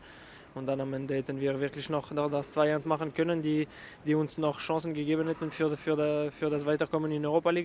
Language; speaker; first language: German; non-native, local second language; French